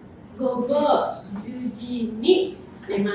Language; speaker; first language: Japanese; non-native, learner; Indonesian